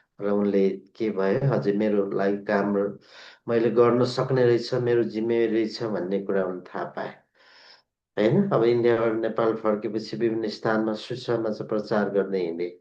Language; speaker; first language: Nepali; native; Nepali